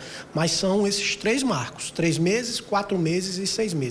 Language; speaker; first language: Portuguese; native; Portuguese